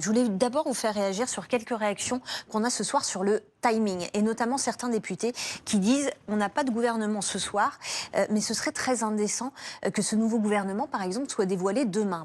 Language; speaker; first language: French; native; French